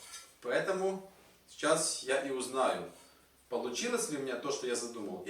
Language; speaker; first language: Russian; native; Russian